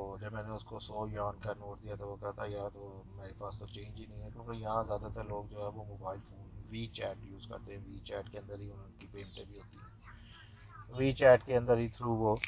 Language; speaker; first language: Urdu; native; Urdu